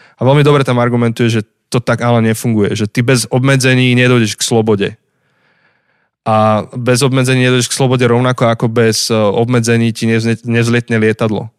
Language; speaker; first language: Slovak; native; Slovak